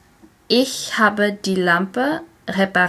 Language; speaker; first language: German; non-native, learner; English